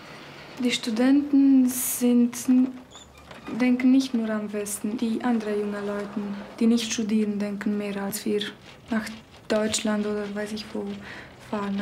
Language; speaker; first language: German; non-native, local second language; Romanian